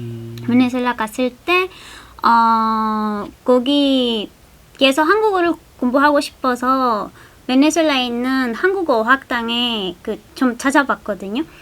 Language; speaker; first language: Korean; non-native, fluent; Spanish